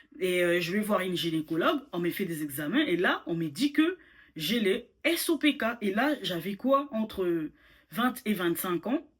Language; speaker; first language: French; non-native, local second language; Lingala